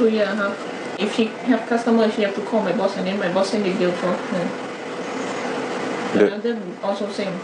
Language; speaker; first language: English; non-native, learner; Thai